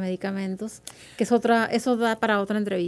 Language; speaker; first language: Spanish; native; Spanish